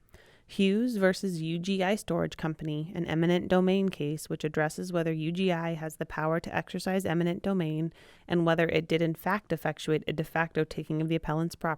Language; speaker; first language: English; native; English